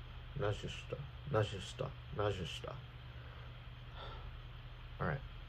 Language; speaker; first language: Russian; non-native, learner; English